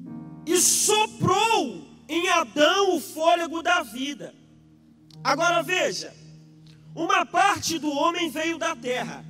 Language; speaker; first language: Portuguese; native; Portuguese